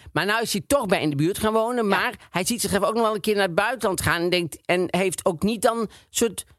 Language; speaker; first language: Dutch; native; Dutch